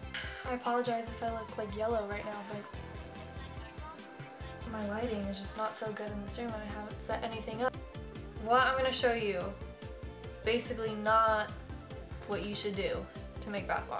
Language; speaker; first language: English; native; English